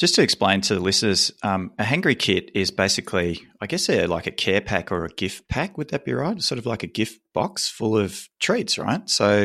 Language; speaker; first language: English; native; English